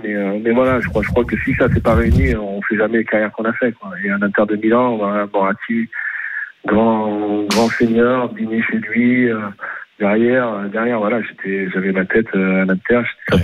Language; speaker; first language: French; native; French